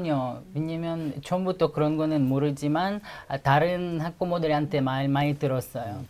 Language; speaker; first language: Korean; non-native, fluent; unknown